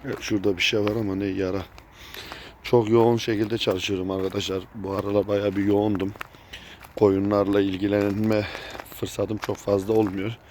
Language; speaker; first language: Turkish; native; Turkish